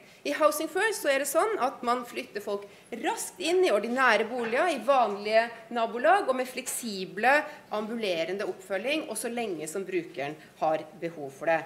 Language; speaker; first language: Norwegian; native; Norwegian